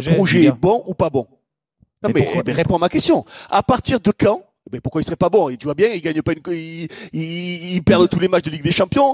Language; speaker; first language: French; native; French